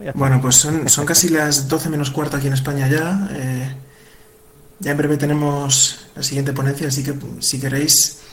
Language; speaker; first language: Spanish; native; Spanish